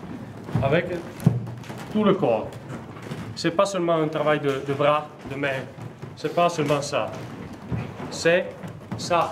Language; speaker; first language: French; non-native, learner; Russian